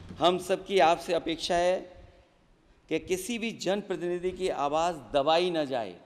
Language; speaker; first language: Hindi; native; Hindi